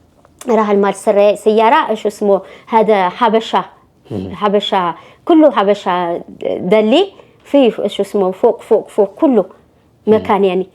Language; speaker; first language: Arabic; non-native, learner; Amharic